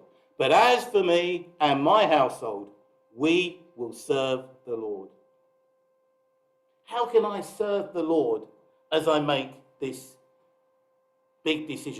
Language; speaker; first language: English; native; English